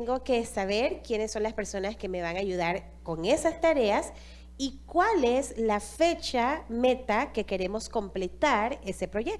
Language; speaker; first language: Spanish; non-native, fluent; English